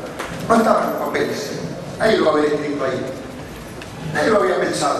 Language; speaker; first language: Spanish; native; Spanish